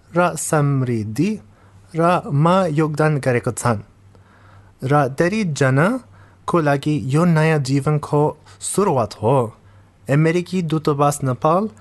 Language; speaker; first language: Nepali; non-native, fluent; English